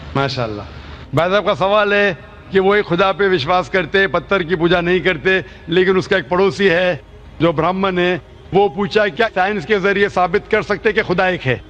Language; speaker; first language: Urdu; non-native, local second language; Konkani